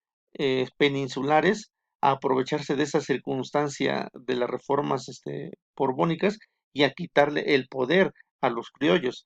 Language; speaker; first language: Spanish; native; Spanish